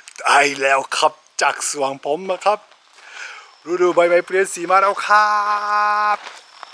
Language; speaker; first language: Thai; non-native, fluent; Japanese